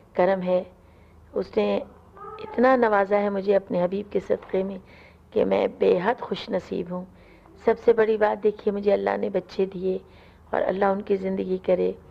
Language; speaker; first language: Urdu; non-native, local second language; Punjabi